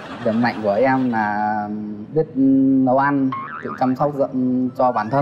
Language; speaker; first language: Vietnamese; native; Vietnamese